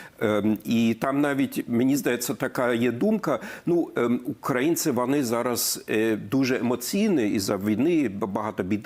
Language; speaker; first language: Ukrainian; non-native, fluent; German